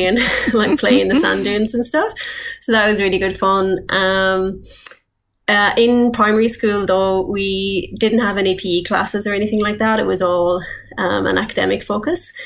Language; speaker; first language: English; native; English